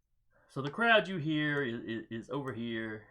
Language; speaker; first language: English; native; English